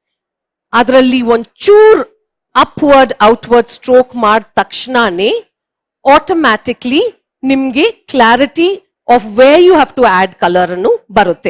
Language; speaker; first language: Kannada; non-native, learner; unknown